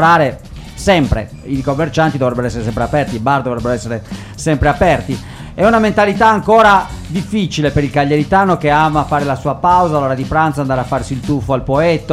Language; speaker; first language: Italian; native; Italian